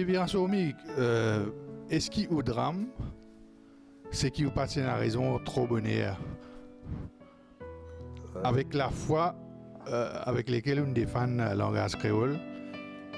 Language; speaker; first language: French; non-native, local second language; Morisyen